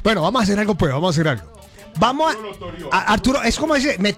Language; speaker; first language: Spanish; native; Spanish